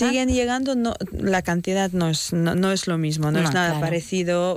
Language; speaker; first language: Spanish; non-native, fluent; Ukrainian